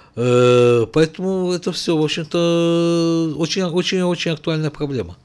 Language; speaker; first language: Russian; native; Russian